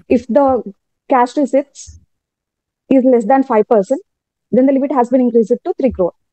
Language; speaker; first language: English; non-native, local second language; Telugu